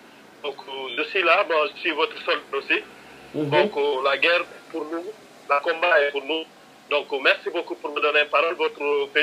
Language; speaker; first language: French; non-native, local second language; Wolof